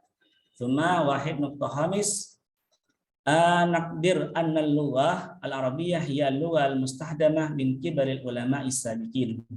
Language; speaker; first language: Arabic; non-native, fluent; Indonesian